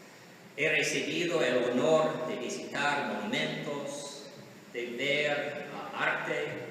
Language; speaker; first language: Spanish; non-native, learner; English